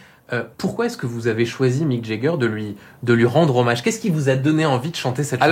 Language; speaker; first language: French; native; French